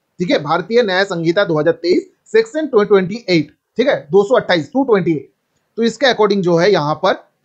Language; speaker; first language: Hindi; native; Hindi